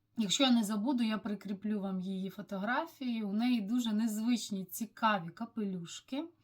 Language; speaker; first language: Ukrainian; non-native, local second language; Russian